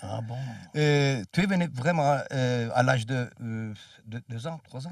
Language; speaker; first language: French; non-native, fluent; Turkish